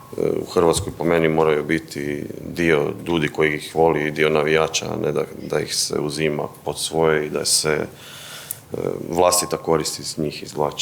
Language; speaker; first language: Bosnian; native; Bosnian